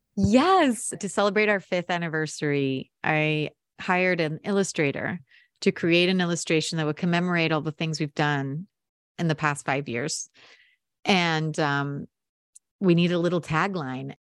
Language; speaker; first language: English; native; English